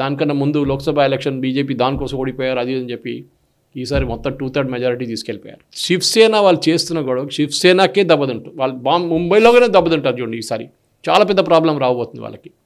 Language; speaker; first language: Telugu; non-native, local second language; Malayalam